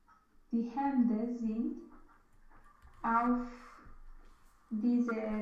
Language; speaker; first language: German; non-native, learner; Romanian